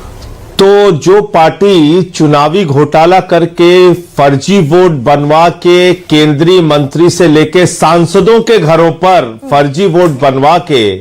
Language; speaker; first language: Hindi; native; Hindi